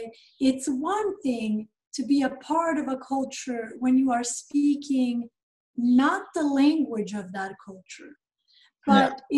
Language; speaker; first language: English; non-native, fluent; Serbian